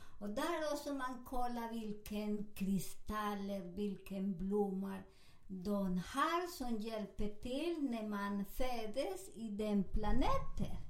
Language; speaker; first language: Swedish; non-native, learner; Spanish